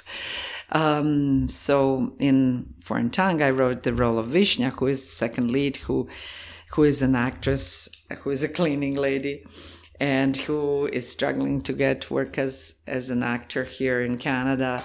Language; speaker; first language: English; non-native, fluent; Croatian